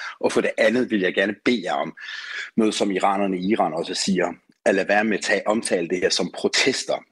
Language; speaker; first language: Danish; early bilingual, other home language; Persian